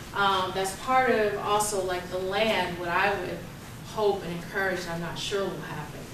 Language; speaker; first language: English; native; English